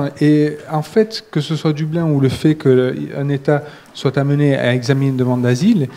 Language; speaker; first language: French; native; French